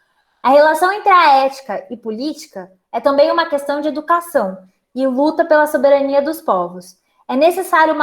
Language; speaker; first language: Portuguese; native; Portuguese